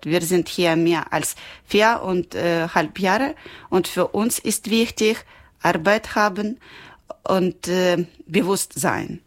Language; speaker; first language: German; non-native, learner; Ukrainian